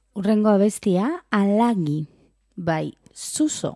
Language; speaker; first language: Basque; non-native, local second language; Spanish